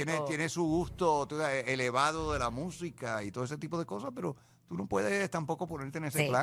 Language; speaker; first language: Spanish; native; Spanish